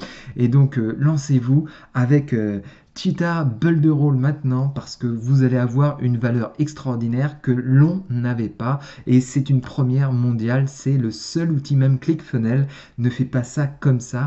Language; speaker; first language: French; native; French